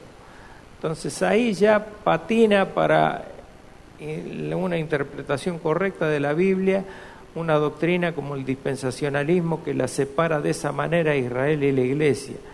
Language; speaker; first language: Spanish; native; Spanish